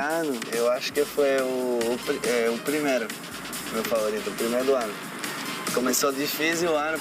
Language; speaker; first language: Portuguese; non-native, local second language; Spanish